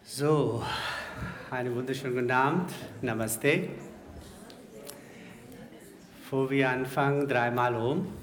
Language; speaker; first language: German; non-native, learner; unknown